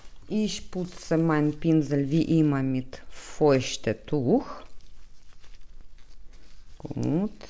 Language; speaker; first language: German; non-native, learner; Russian